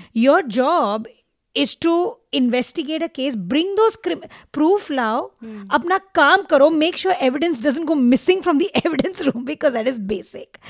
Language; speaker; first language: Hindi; non-native, local second language; Marathi